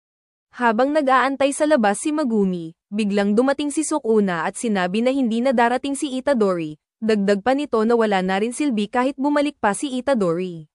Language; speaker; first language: Filipino; native; Filipino